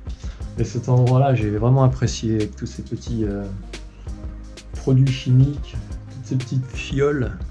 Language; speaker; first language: French; native; French